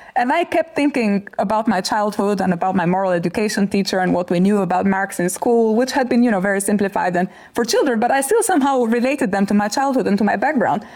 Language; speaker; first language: English; non-native, fluent; Albanian